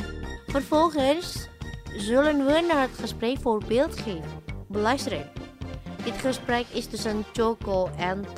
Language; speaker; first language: Dutch; non-native, fluent; Indonesian